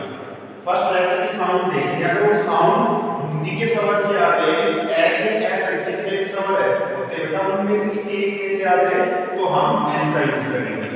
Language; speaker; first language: Hindi; native; Hindi